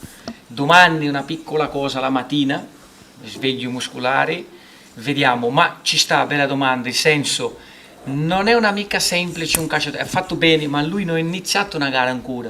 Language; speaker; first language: Italian; non-native, fluent; Portuguese